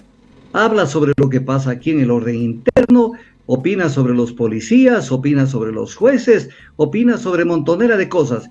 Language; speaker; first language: Spanish; native; Spanish